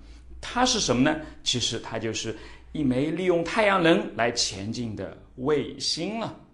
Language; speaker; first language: Chinese; native; Chinese